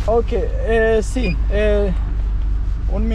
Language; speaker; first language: Spanish; non-native, learner; English